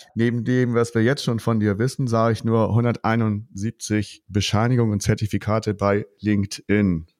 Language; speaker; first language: German; native; German